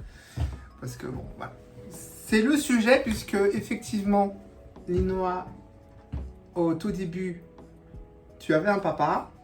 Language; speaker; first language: French; native; French